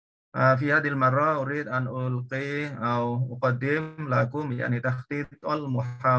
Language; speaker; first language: Arabic; non-native, learner; Indonesian